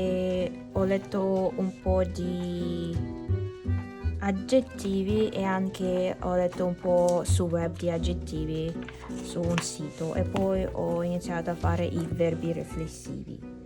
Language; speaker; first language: Italian; non-native, learner; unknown